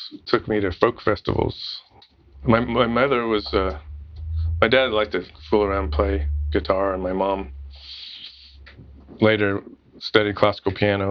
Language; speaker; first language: English; native; English